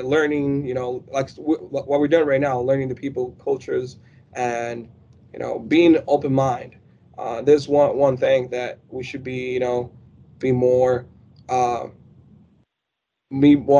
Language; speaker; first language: English; non-native, fluent; Spanish